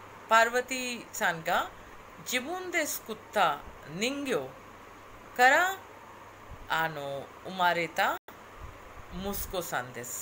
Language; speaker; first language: Japanese; non-native, fluent; Hindi